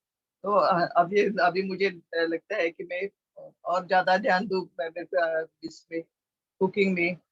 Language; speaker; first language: Hindi; non-native, local second language; Marathi